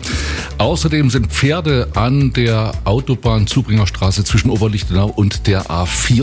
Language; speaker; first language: German; native; German